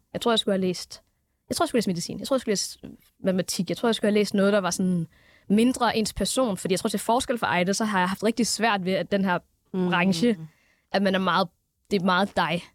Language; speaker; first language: Danish; early bilingual, other home language; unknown